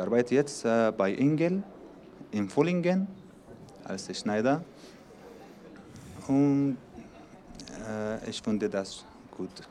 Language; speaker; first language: German; non-native, learner; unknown